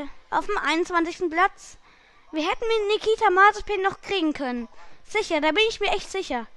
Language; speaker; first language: German; native; German